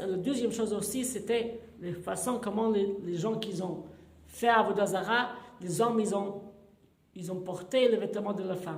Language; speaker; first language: French; non-native, fluent; English